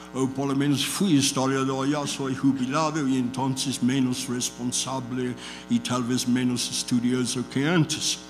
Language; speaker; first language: Spanish; non-native, fluent; English